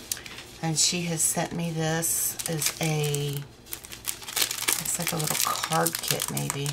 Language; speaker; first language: English; native; English